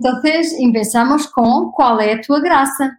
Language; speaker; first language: Spanish; non-native, fluent; Portuguese